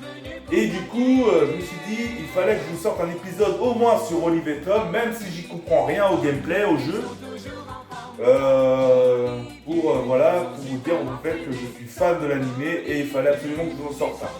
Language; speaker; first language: French; native; French